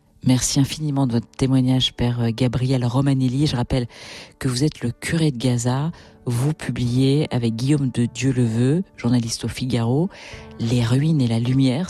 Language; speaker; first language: French; native; French